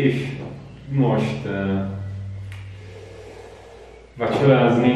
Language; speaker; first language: Hungarian; non-native, learner; English